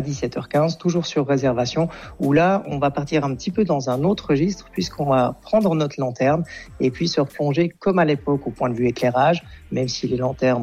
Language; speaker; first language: French; native; French